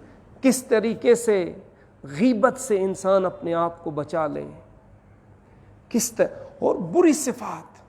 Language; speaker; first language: Urdu; native; Urdu